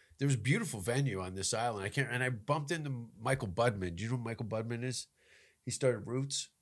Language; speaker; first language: English; native; English